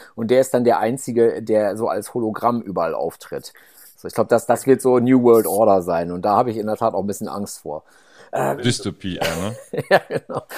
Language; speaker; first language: German; native; German